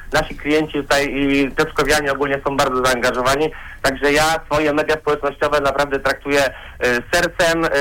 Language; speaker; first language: Polish; native; Polish